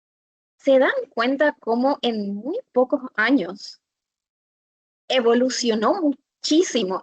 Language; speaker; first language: Spanish; native; Spanish